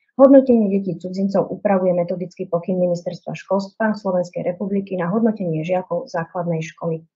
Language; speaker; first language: Slovak; native; Slovak